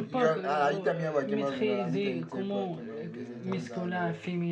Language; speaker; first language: French; non-native, learner; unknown